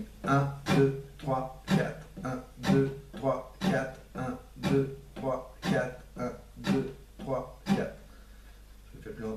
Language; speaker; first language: French; native; French